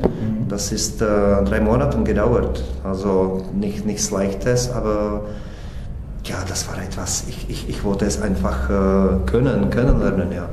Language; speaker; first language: German; non-native, fluent; Czech